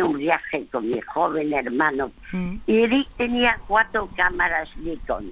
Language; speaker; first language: Spanish; early bilingual, other home language; French